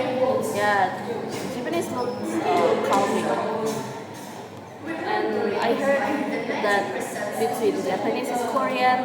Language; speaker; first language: English; non-native, learner; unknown